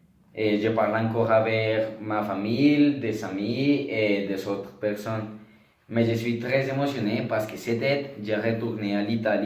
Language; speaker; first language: French; non-native, learner; Spanish